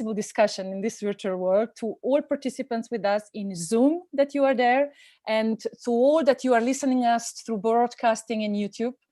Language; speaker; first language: English; non-native, fluent; Slovenian